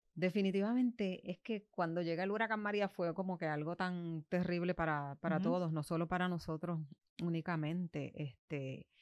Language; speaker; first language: Spanish; native; Spanish